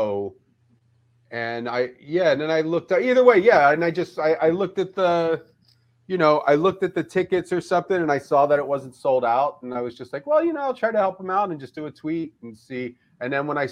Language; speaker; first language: English; native; English